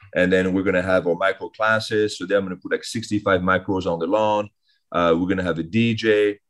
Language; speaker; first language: English; early bilingual, other home language; French